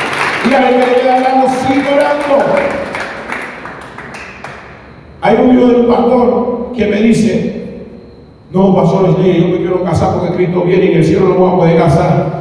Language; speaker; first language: Spanish; native; Spanish